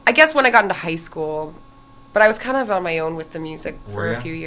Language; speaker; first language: English; native; English